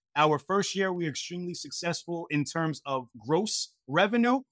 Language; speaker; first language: English; native; English